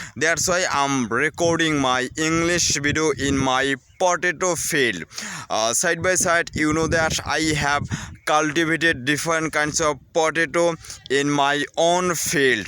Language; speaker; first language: English; non-native, learner; Bangla